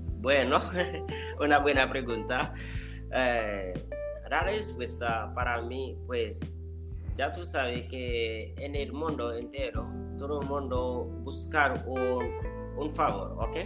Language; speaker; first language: Spanish; non-native, learner; Haitian Creole